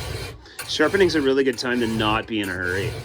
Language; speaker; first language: English; native; English